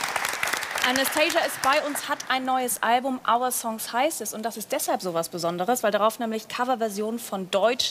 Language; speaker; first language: German; native; German